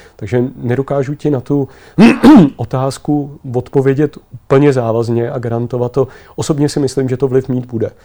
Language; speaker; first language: Czech; native; Czech